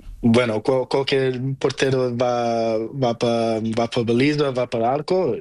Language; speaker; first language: Spanish; non-native, learner; Portuguese